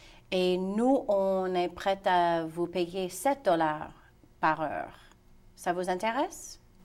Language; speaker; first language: French; non-native, fluent; English